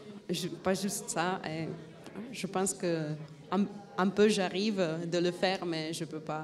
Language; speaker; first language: French; non-native, fluent; Czech